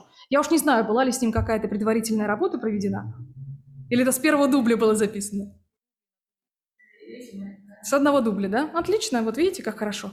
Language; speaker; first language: Russian; native; Russian